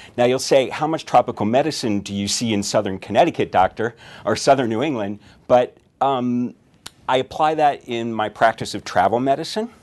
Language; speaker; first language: English; native; English